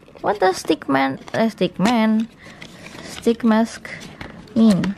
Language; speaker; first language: English; non-native, learner; Indonesian